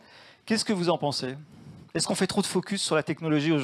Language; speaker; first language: French; native; French